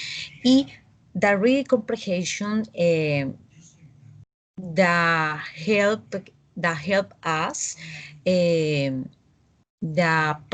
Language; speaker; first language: English; non-native, learner; Spanish